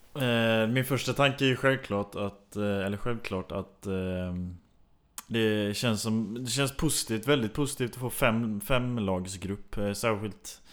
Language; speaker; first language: Swedish; native; Swedish